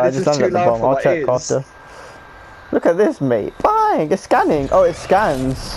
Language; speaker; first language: English; native; English